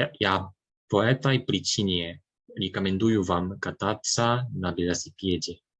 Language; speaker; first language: Russian; non-native, fluent; Korean